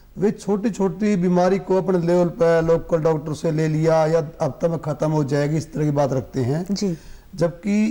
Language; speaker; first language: Hindi; native; Hindi